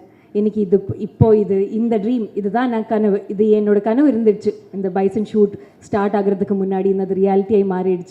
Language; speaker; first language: Tamil; non-native, fluent; Malayalam